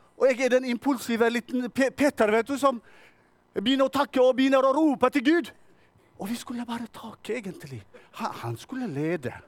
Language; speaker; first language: Norwegian; non-native, fluent; Tigrinya